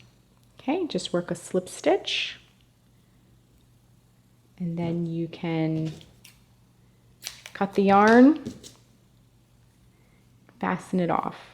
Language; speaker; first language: English; native; English